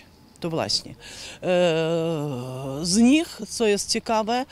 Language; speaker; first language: Polish; non-native, fluent; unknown